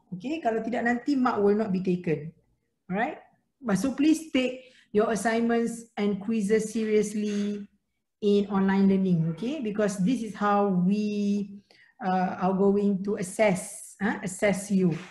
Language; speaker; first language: English; non-native, local second language; Malay